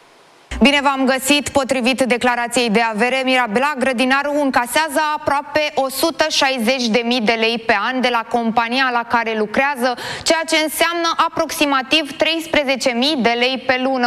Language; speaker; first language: Romanian; native; Romanian